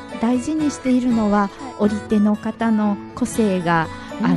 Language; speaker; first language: Japanese; native; Japanese